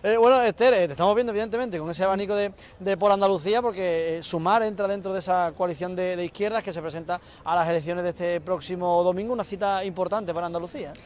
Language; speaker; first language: Spanish; native; Spanish